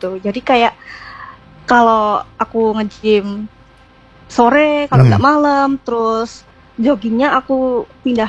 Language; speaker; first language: Indonesian; native; Indonesian